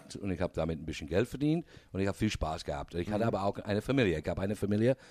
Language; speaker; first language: German; non-native, fluent; English